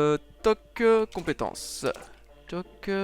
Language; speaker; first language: French; native; French